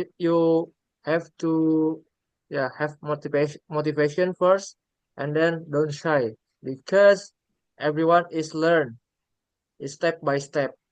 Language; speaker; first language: English; non-native, learner; Indonesian